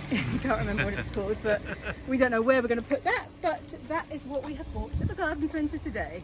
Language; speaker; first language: English; native; English